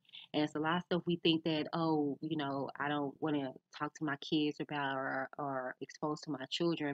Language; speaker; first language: English; native; English